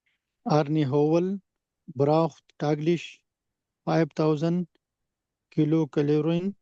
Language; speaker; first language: German; non-native, learner; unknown